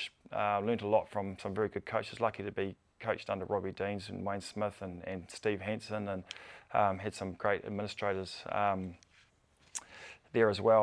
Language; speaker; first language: English; native; English